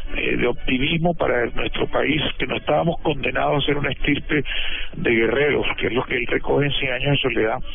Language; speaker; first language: Spanish; native; Spanish